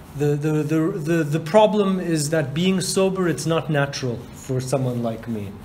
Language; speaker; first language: English; native; English